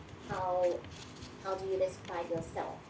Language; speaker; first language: English; non-native, fluent; Thai